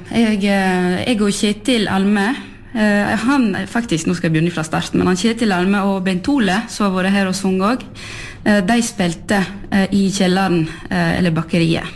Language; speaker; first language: Norwegian; early bilingual, heritage; French